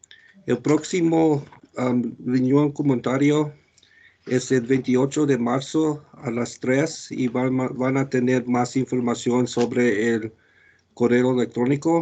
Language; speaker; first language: Spanish; non-native, learner; English